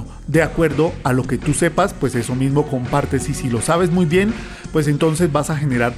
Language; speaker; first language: Spanish; native; Spanish